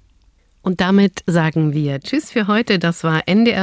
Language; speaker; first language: German; native; German